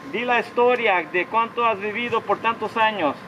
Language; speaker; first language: Spanish; early bilingual, other home language; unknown